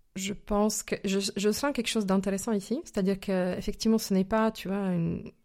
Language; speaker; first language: French; non-native, fluent; Slovak